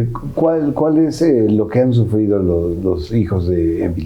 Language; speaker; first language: Spanish; native; Spanish